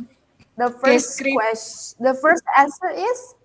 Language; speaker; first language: English; non-native, fluent; Indonesian